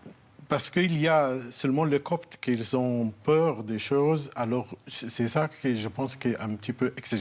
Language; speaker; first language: French; non-native, fluent; Arabic